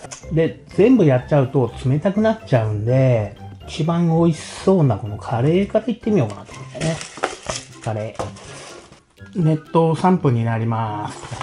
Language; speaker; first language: Japanese; native; Japanese